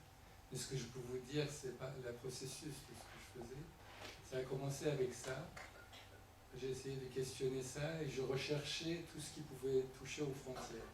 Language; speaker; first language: French; non-native, fluent; Persian